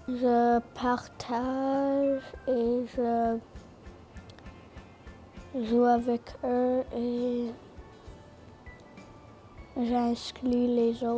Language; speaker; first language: French; non-native, local second language; English